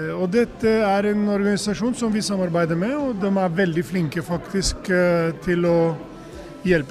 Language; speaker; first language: Swedish; non-native, fluent; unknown